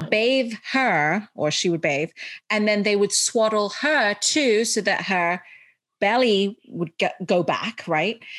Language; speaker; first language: English; early bilingual, heritage; Arabic